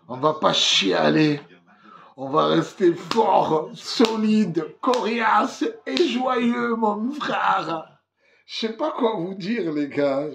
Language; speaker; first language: French; native; French